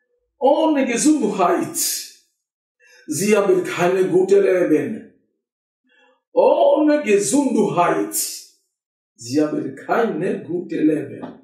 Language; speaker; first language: German; non-native, learner; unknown